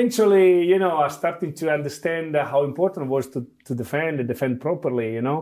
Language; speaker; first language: English; non-native, fluent; Italian